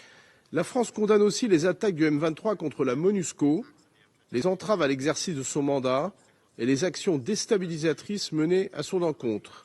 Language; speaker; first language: French; native; French